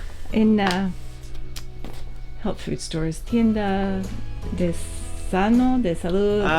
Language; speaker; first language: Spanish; non-native, learner; English